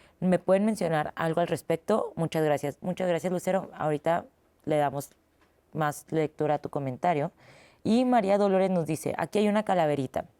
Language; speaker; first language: Spanish; native; Spanish